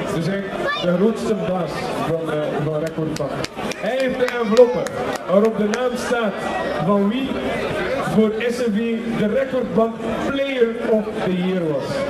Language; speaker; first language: Dutch; native; Dutch